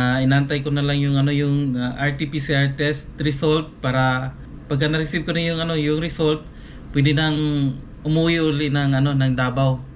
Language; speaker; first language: Filipino; non-native, local second language; Cebuano